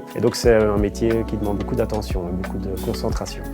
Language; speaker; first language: French; native; French